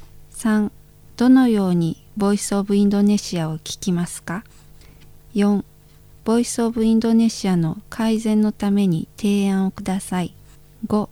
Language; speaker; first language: Japanese; non-native, fluent; Indonesian